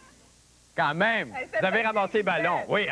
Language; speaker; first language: French; native; French